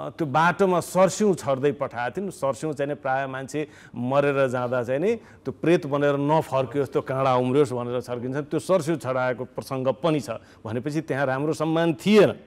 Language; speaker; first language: Nepali; non-native, local second language; Maithili